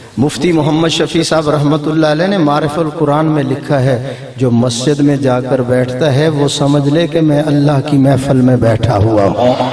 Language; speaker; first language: Urdu; native; Urdu